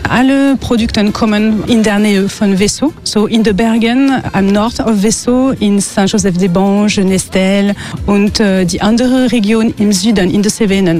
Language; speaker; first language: German; non-native, learner; French